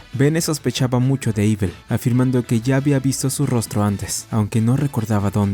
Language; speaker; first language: Spanish; native; Spanish